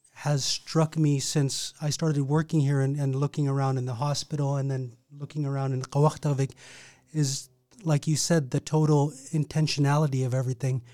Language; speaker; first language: English; native; English